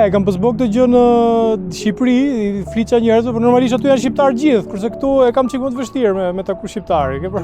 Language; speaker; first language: Albanian; native; Albanian